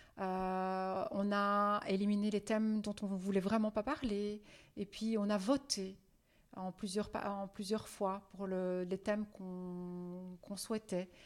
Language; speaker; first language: French; native; French